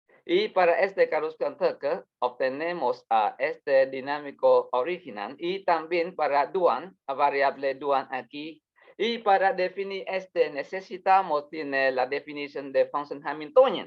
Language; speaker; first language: Spanish; non-native, learner; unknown